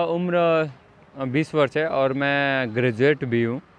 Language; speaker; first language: Hindi; native; Hindi